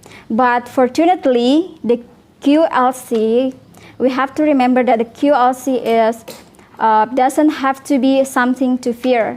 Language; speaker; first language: English; non-native, fluent; Indonesian